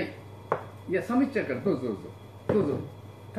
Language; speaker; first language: French; non-native, learner; Japanese